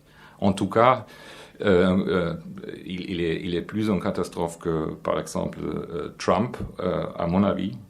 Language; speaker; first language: French; non-native, fluent; German